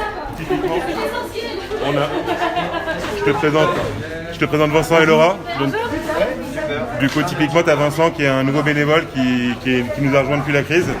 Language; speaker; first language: French; native; French